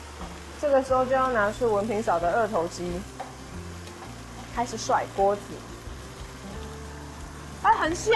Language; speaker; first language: Chinese; native; Chinese